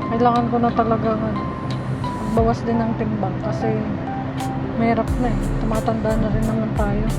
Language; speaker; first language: Filipino; native; Filipino